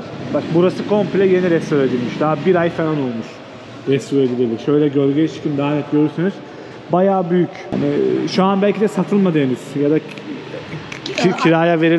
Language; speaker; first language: Turkish; native; Turkish